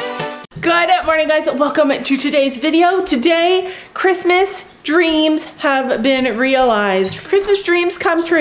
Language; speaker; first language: English; native; English